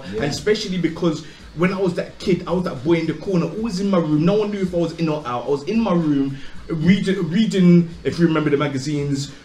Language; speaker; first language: English; native; English